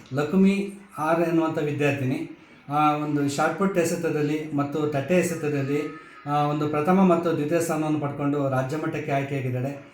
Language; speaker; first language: Kannada; native; Kannada